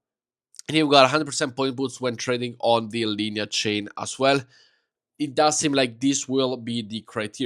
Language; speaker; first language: English; non-native, fluent; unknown